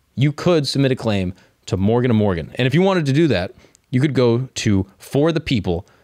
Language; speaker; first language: English; native; English